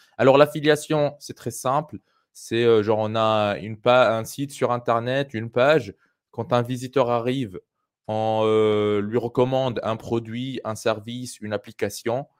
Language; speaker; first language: French; non-native, local second language; Arabic